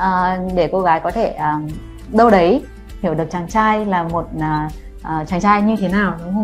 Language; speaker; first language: Vietnamese; native; Vietnamese